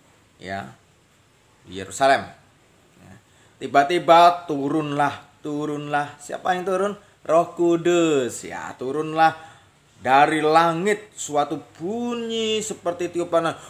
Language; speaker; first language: Indonesian; native; Indonesian